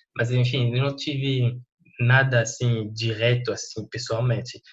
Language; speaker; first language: Portuguese; non-native, fluent; French